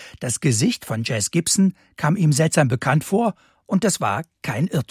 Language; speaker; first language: German; native; German